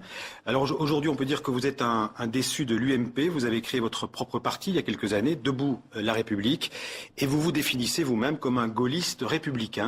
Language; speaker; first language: French; native; French